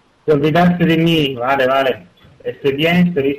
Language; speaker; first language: Spanish; non-native, fluent; Italian